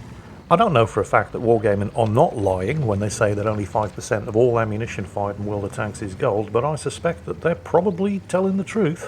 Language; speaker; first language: English; native; English